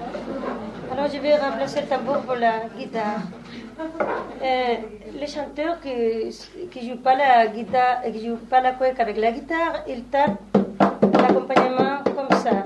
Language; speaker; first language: French; non-native, learner; Spanish